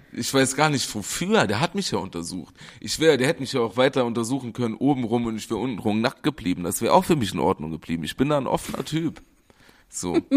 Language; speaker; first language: German; native; German